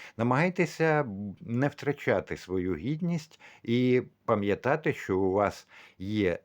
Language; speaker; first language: Ukrainian; non-native, local second language; Russian